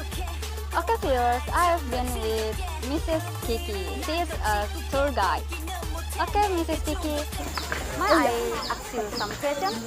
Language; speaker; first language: English; non-native, learner; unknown